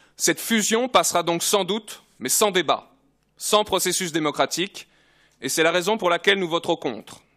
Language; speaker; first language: French; native; French